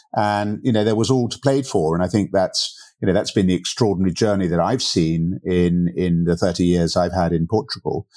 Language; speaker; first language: English; native; English